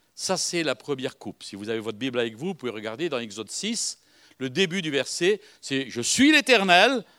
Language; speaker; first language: French; native; French